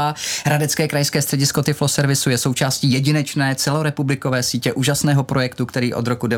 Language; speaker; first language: Czech; native; Czech